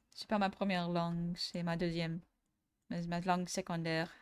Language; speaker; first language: French; non-native, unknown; English